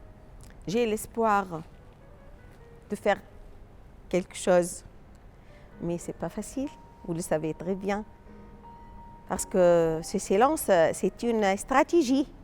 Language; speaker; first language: French; non-native, local second language; Arabic